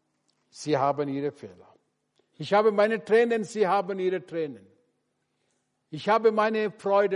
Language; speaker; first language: German; non-native, learner; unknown